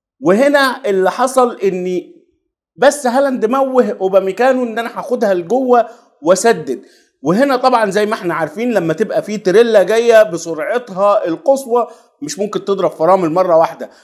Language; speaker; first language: Arabic; native; Arabic